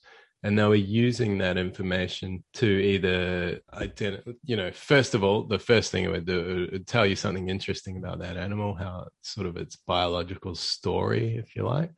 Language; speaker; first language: English; native; English